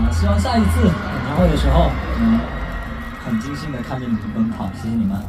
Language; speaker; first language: Chinese; non-native, learner; Korean